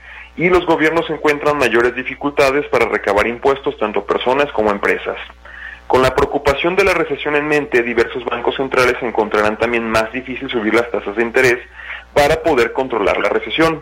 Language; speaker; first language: Spanish; native; Spanish